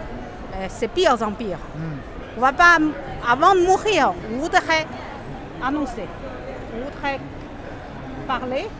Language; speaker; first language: French; non-native, fluent; Chinese